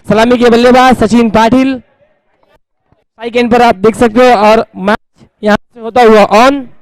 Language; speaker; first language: Hindi; non-native, local second language; Marathi